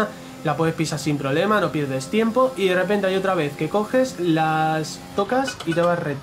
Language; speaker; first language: Spanish; native; Spanish